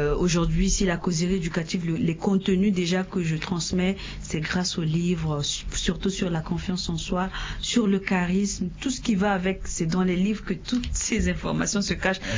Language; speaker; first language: French; non-native, local second language; Sango